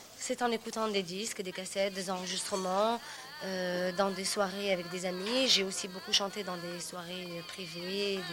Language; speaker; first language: French; non-native, local second language; Central Atlas Tamazight